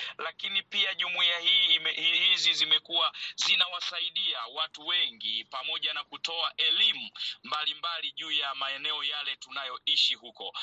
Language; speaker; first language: Swahili; native; Swahili